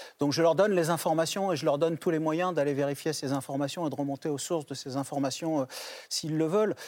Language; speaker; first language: French; native; French